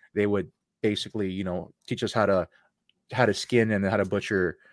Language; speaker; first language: English; early bilingual, other home language; Filipino